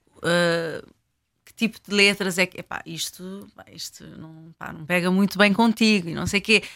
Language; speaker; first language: Portuguese; non-native, local second language; Kabuverdianu